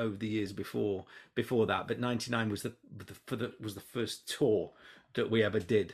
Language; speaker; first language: English; native; English